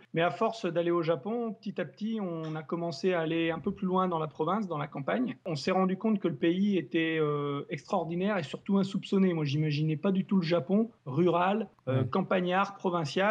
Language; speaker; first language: French; native; French